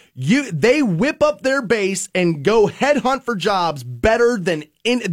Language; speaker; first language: English; native; English